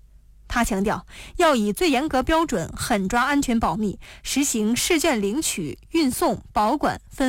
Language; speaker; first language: Chinese; native; Chinese